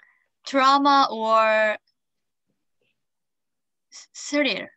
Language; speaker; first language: English; non-native, learner; Korean